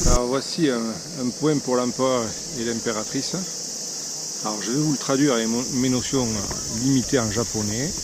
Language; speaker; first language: French; native; French